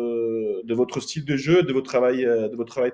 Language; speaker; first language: French; native; French